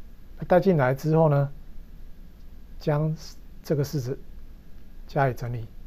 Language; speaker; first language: Chinese; native; Chinese